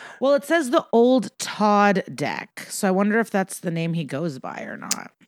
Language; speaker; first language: English; early bilingual, other home language; Russian